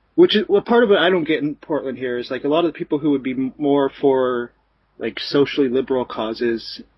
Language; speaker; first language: English; native; English